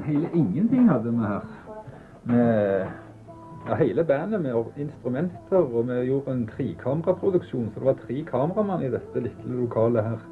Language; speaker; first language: Norwegian; native; Norwegian